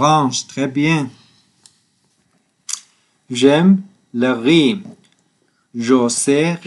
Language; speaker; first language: French; non-native, learner; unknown